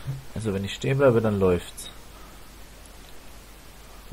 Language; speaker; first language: German; native; German